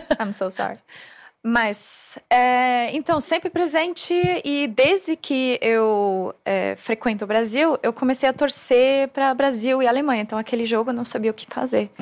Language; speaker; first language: Portuguese; non-native, fluent; German